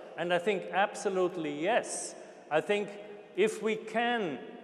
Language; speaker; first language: English; non-native, fluent; German